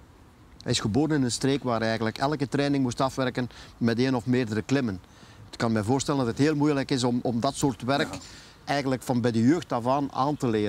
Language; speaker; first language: Dutch; native; Dutch